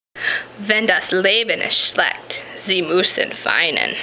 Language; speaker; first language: German; non-native, learner; English